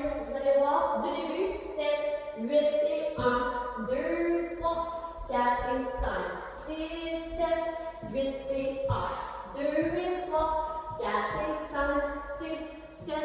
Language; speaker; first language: French; native; French